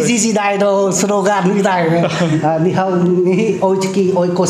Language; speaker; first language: Japanese; non-native, fluent; Vietnamese